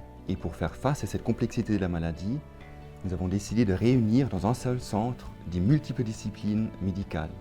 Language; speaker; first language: French; native; French